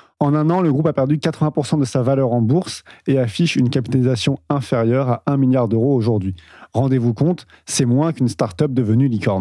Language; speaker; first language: French; native; French